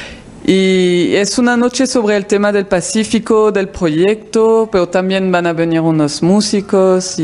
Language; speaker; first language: Spanish; non-native, fluent; French